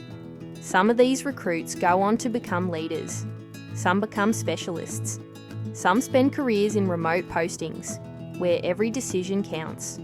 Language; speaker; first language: English; native; English